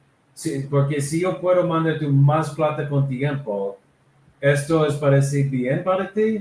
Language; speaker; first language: Spanish; non-native, learner; English